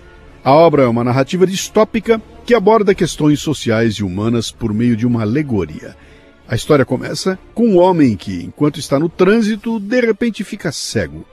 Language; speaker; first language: Portuguese; native; Portuguese